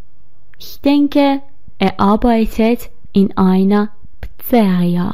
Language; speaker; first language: German; non-native, fluent; Persian